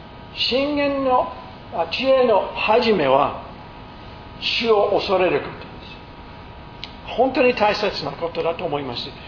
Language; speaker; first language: Japanese; non-native, fluent; English